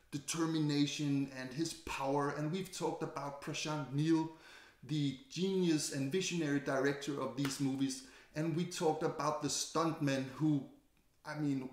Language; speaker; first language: English; non-native, fluent; Danish